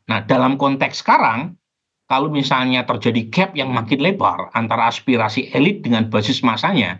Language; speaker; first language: Indonesian; native; Indonesian